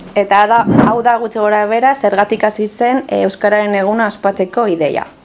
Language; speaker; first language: Basque; non-native, local second language; Spanish